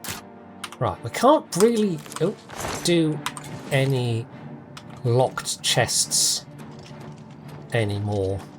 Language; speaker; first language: English; native; English